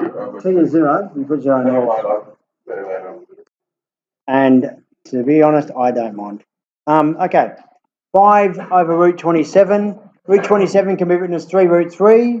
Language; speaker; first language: English; native; English